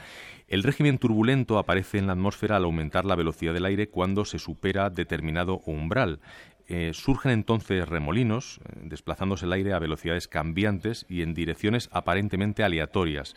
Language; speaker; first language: Spanish; native; Spanish